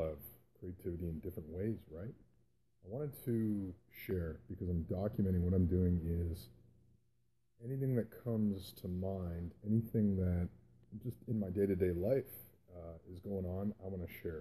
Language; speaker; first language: English; native; English